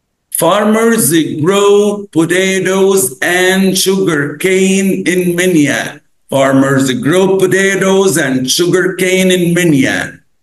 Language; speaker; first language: English; non-native, fluent; Arabic